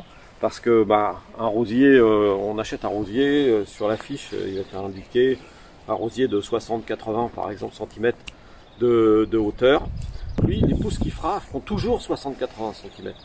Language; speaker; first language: French; native; French